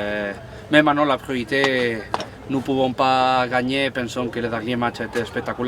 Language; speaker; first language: French; non-native, fluent; Spanish